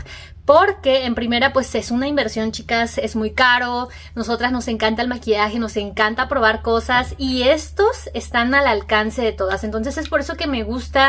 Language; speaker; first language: Spanish; native; Spanish